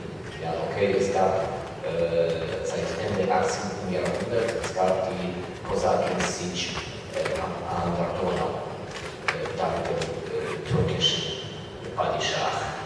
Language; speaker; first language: German; non-native, fluent; Ukrainian